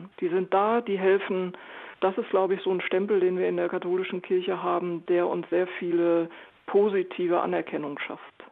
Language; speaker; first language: German; native; German